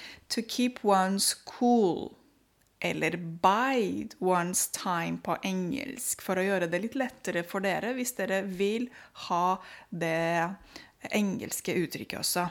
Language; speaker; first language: Norwegian; non-native, fluent; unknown